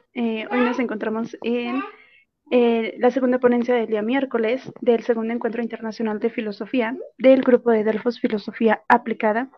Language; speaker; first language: Spanish; native; Spanish